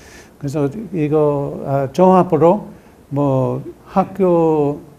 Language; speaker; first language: Korean; non-native, learner; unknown